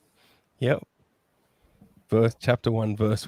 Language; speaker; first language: English; native; English